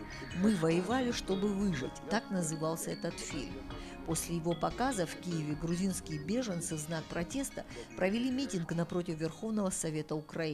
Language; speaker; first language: Russian; native; Russian